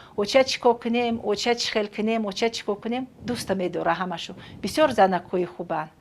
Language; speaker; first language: Tajik; non-native, fluent; Romanian